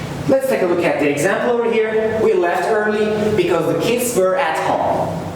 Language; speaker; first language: English; non-native, fluent; Turkish